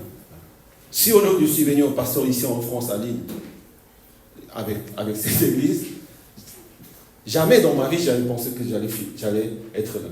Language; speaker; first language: French; non-native, fluent; Korean